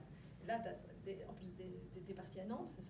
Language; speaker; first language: French; native; French